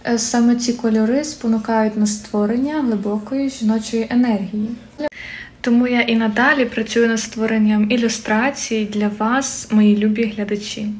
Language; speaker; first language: Ukrainian; native; Ukrainian